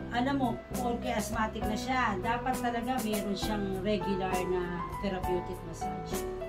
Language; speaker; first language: Filipino; native; Filipino